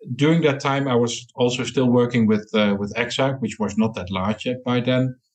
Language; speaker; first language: English; non-native, fluent; Dutch